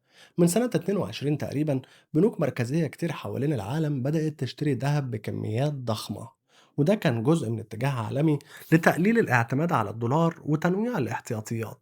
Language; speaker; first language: Arabic; native; Arabic